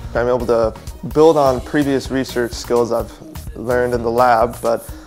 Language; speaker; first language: English; native; English